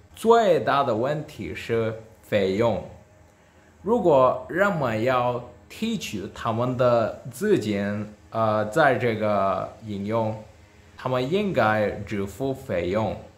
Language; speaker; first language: Chinese; non-native, learner; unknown